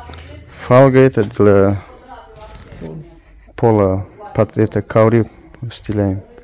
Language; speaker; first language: Russian; non-native, local second language; Tajik